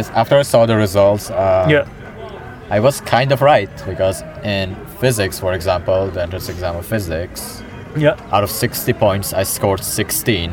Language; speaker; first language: English; non-native, fluent; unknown